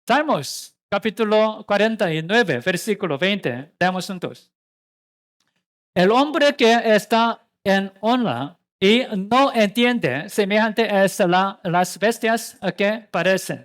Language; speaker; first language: Spanish; non-native, learner; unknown